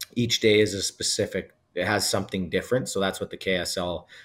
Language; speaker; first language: English; native; English